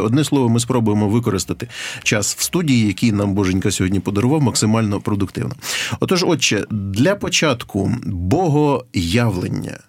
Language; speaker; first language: Ukrainian; native; Ukrainian